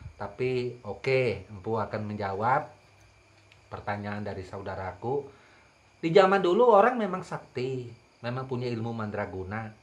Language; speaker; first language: Indonesian; non-native, local second language; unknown